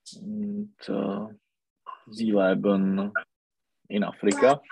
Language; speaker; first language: German; non-native, learner; Czech